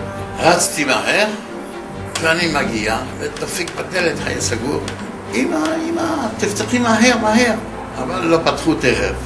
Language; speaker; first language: Hebrew; non-native, fluent; French